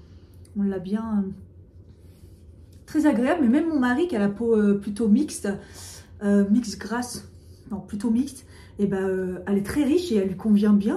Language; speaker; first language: French; native; French